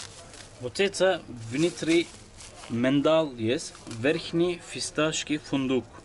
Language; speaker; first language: Russian; non-native, learner; Turkish